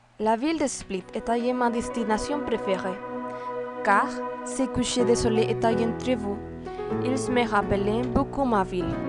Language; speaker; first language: French; non-native, learner; Spanish